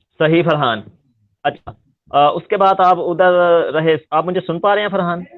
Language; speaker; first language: Urdu; non-native, local second language; Punjabi